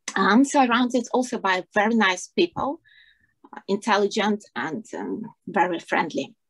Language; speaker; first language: English; non-native, fluent; Russian